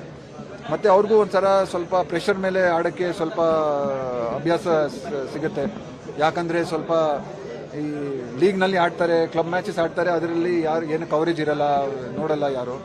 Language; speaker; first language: Kannada; non-native, local second language; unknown